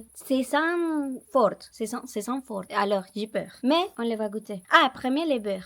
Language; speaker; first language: French; non-native, learner; Spanish